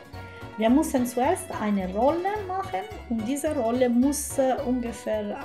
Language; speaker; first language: German; non-native, fluent; Italian